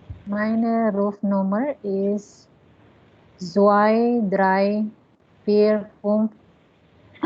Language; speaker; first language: German; non-native, learner; Filipino